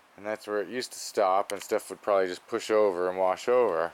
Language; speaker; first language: English; native; English